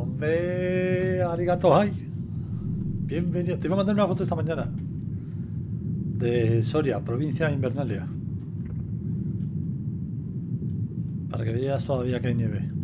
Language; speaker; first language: Spanish; native; Spanish